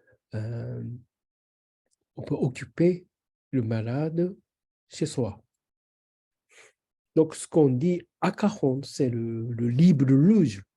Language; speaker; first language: French; non-native, fluent; Japanese